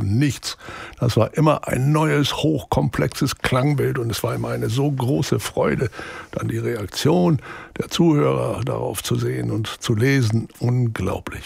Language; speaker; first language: German; native; German